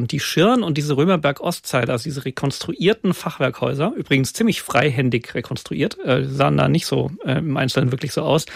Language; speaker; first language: German; native; German